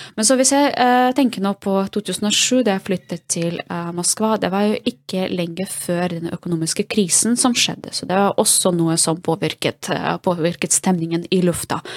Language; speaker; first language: Norwegian; non-native, fluent; Russian